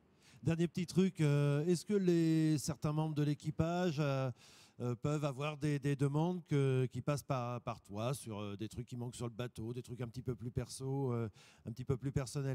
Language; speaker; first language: French; native; French